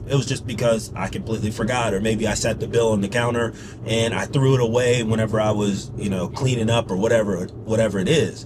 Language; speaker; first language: English; native; English